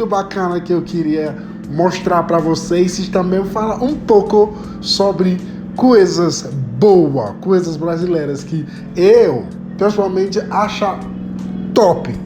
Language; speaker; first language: Portuguese; non-native, fluent; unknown